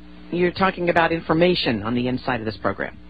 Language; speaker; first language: English; native; English